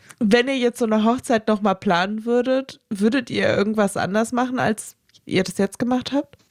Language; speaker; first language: German; native; German